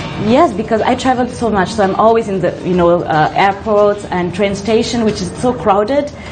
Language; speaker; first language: English; non-native, fluent; French